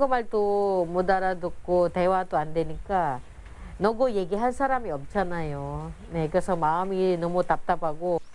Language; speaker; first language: Korean; non-native, fluent; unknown